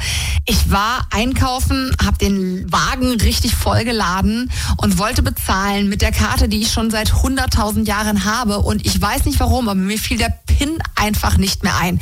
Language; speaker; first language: German; native; German